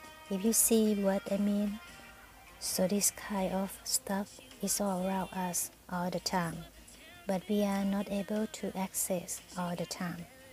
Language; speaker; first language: English; non-native, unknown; Thai